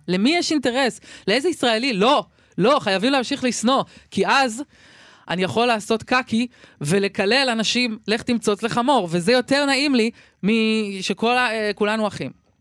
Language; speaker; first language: Hebrew; native; Hebrew